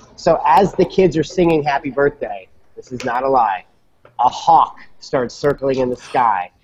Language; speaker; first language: English; native; English